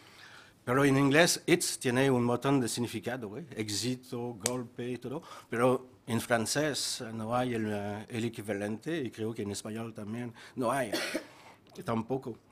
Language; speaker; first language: Spanish; non-native, fluent; French